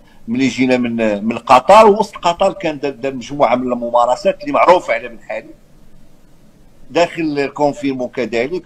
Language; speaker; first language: Arabic; native; Arabic